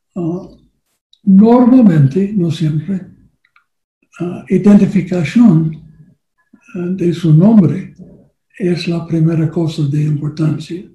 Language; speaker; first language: Spanish; non-native, learner; English